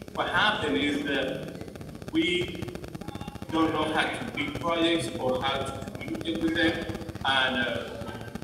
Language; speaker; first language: English; non-native, fluent; Spanish